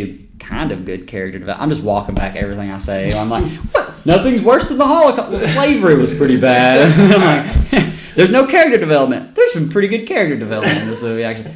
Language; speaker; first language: English; native; English